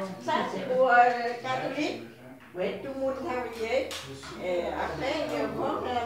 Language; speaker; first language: French; non-native, learner; Vietnamese